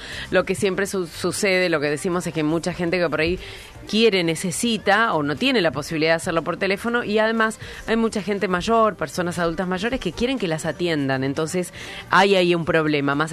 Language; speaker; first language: Spanish; native; Spanish